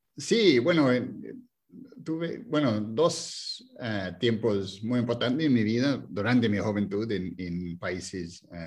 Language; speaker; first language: Spanish; non-native, fluent; English